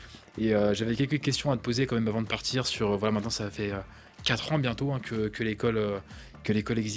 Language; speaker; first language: French; native; French